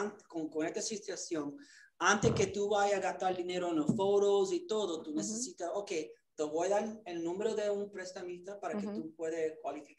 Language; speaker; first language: Spanish; early bilingual, other home language; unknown